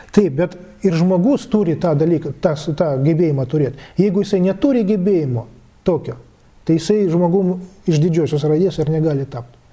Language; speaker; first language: Lithuanian; non-native, local second language; Russian